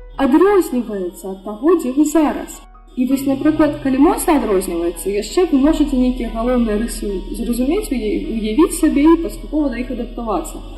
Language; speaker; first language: Belarusian; non-native, local second language; Russian